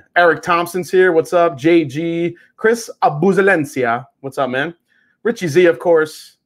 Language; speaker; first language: English; native; English